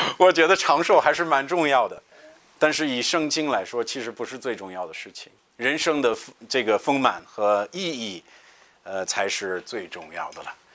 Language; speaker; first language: Chinese; non-native, fluent; English